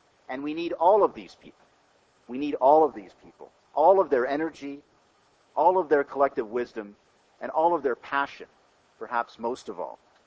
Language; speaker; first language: English; native; English